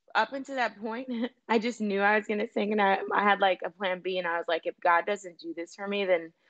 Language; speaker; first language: English; native; English